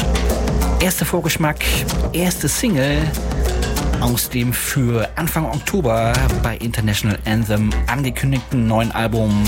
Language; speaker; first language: German; native; German